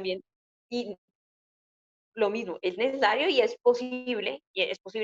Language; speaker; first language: Spanish; native; Spanish